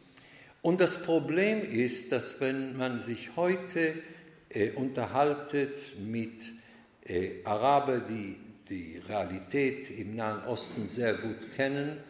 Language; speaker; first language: German; non-native, fluent; Hebrew